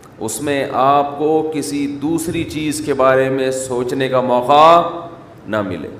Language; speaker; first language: Urdu; native; Urdu